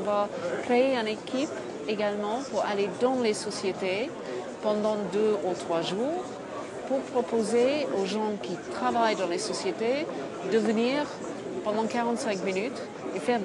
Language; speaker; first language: French; non-native, fluent; English